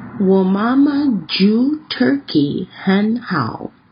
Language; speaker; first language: Chinese; non-native, learner; English